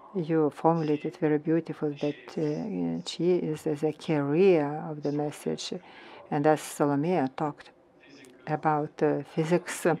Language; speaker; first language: English; non-native, fluent; Lithuanian